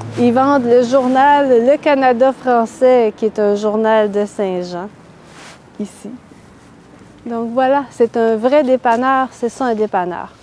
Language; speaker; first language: French; native; French